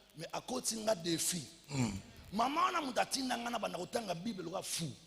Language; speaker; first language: Lingala; native; Lingala